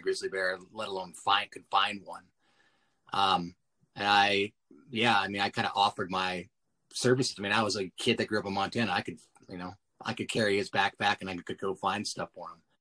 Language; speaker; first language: English; native; English